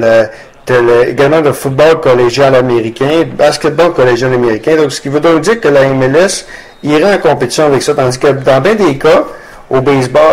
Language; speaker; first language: French; native; French